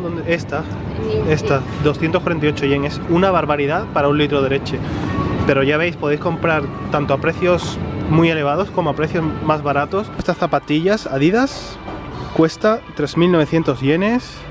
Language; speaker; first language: Spanish; native; Spanish